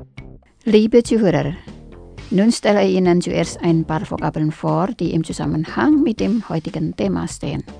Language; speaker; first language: German; non-native, fluent; Indonesian